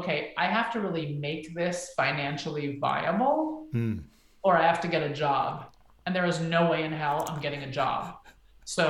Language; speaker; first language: English; native; English